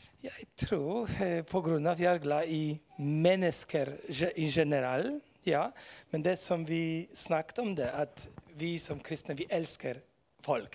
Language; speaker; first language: Norwegian; non-native, learner; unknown